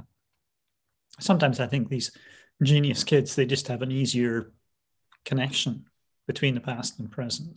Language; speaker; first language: English; native; English